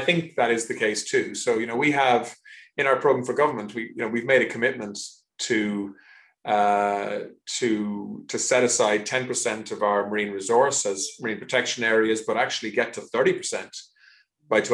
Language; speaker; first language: English; native; English